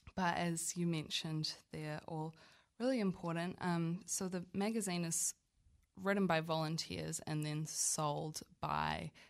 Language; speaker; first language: English; native; English